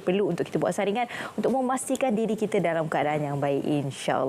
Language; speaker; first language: Malay; native; Malay